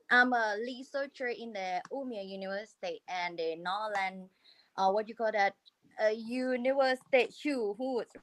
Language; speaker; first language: English; non-native, learner; Thai